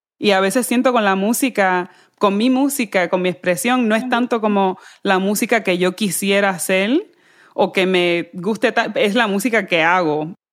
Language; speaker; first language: Spanish; early bilingual, heritage; Spanish